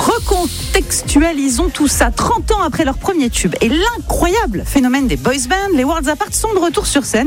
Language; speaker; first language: French; native; French